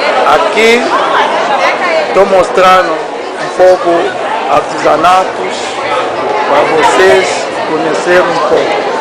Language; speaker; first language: Portuguese; non-native, fluent; Lingala